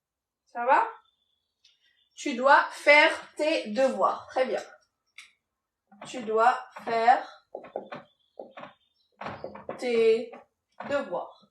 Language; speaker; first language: French; non-native, local second language; Arabic